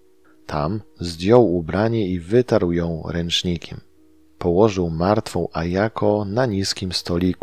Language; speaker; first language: Polish; native; Polish